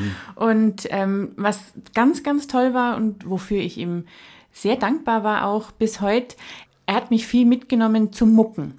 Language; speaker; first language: German; native; German